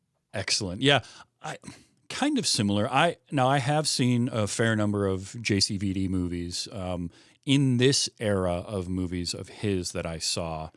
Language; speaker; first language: English; native; English